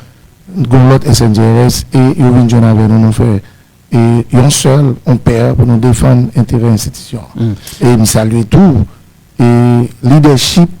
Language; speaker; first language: Haitian Creole; native; Haitian Creole